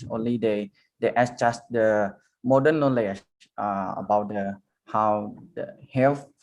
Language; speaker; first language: English; non-native, learner; Thai